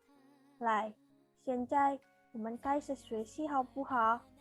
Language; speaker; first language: Chinese; non-native, learner; Indonesian